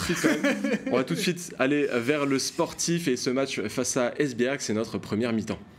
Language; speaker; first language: French; native; French